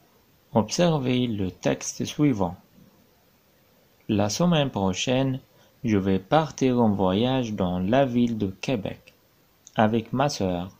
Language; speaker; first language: French; non-native, fluent; Arabic